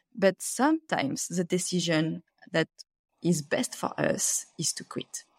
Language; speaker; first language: English; non-native, fluent; French